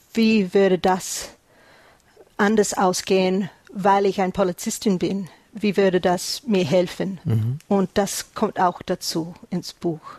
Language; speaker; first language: German; early bilingual, heritage; German